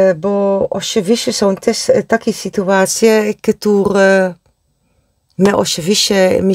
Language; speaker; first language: Polish; non-native, learner; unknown